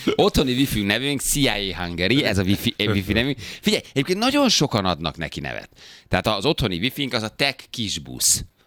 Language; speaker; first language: Hungarian; native; Hungarian